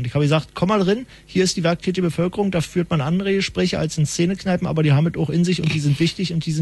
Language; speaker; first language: German; native; German